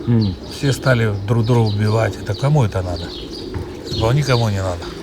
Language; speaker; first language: Russian; native; Russian